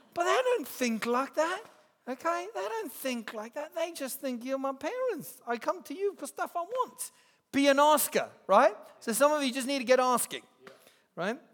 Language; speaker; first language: English; native; English